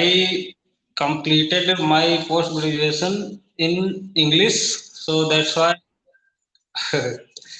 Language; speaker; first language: English; non-native, learner; Hindi